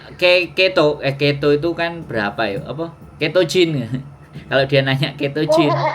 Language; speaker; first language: Indonesian; non-native, local second language; Javanese